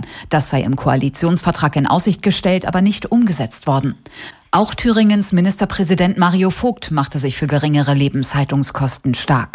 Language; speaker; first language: German; native; German